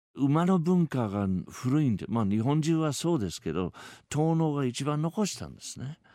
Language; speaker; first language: Japanese; non-native, fluent; English